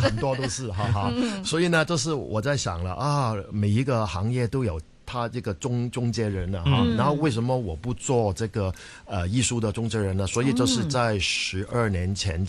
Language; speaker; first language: Chinese; non-native, fluent; Cantonese